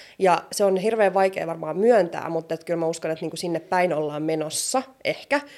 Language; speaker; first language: Finnish; native; Finnish